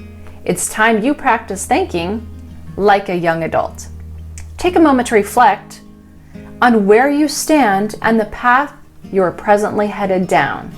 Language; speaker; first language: English; native; English